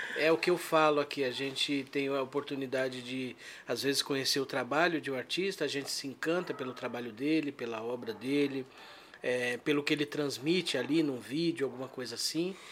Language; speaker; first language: Portuguese; native; Portuguese